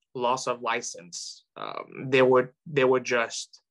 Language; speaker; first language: English; non-native, fluent; French